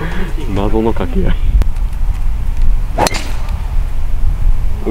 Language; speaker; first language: Japanese; native; Japanese